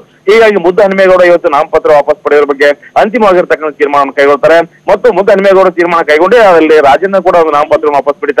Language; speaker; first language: Kannada; native; Kannada